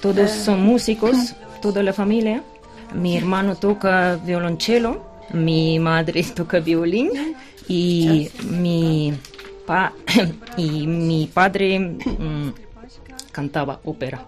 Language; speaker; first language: Spanish; non-native, fluent; Ukrainian